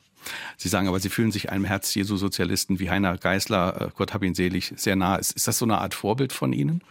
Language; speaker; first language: German; native; German